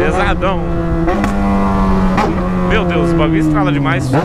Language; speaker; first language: Portuguese; native; Portuguese